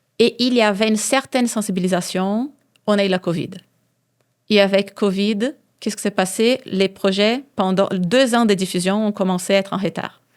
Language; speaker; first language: French; non-native, fluent; Portuguese